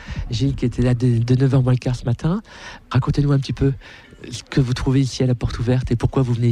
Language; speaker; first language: French; native; French